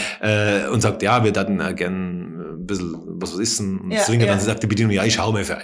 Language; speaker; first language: German; native; German